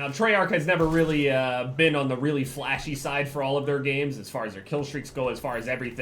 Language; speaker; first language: English; native; English